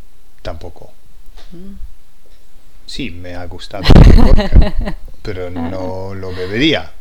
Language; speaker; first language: Spanish; non-native, fluent; English